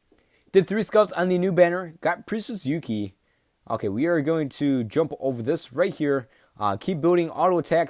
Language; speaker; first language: English; native; English